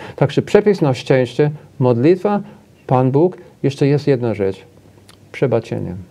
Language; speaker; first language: Polish; non-native, fluent; English